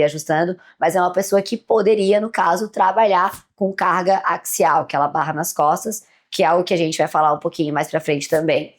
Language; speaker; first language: Portuguese; native; Portuguese